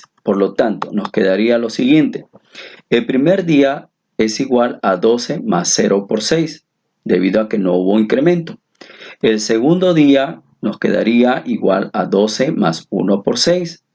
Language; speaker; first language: Spanish; native; Spanish